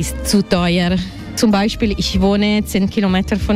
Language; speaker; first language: German; non-native, learner; Italian